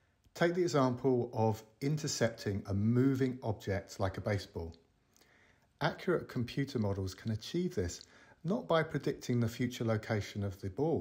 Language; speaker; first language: English; native; English